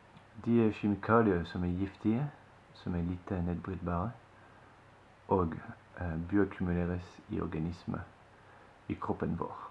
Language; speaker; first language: Norwegian; non-native, fluent; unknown